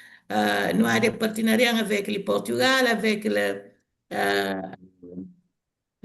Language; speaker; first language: French; non-native, learner; Portuguese